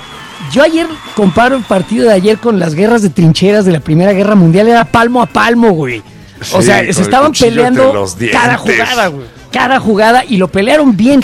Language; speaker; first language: Spanish; native; Spanish